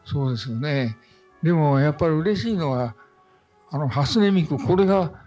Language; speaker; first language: Japanese; native; Japanese